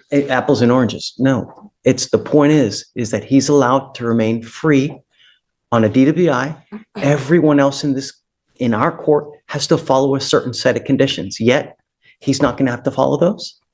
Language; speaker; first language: English; native; English